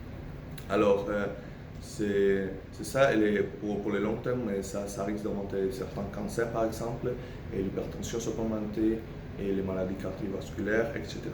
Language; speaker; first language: French; non-native, fluent; Spanish